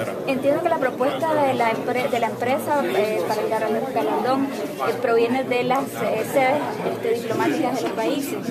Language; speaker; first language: Spanish; native; Spanish